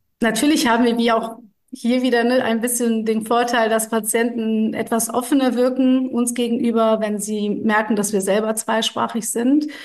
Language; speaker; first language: German; early bilingual, other home language; Turkish